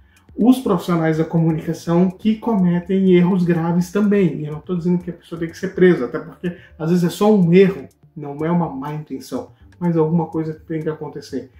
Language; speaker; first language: Portuguese; native; Portuguese